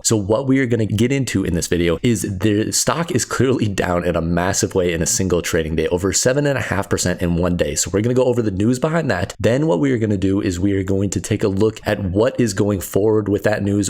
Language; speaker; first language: English; native; English